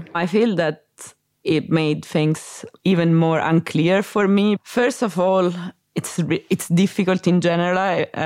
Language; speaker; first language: English; non-native, fluent; Italian